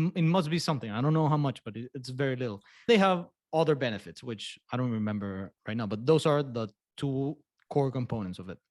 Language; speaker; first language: English; non-native, fluent; Spanish